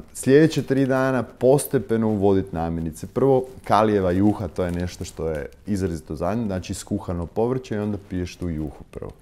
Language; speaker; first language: Croatian; native; Croatian